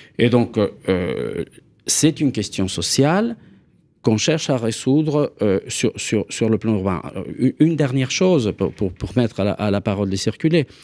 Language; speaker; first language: French; non-native, fluent; Spanish